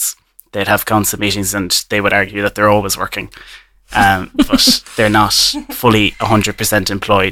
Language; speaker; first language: English; native; English